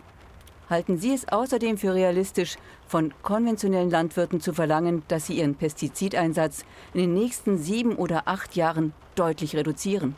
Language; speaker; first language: German; native; German